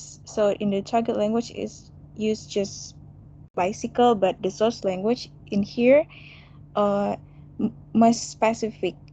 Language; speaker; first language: English; non-native, fluent; Indonesian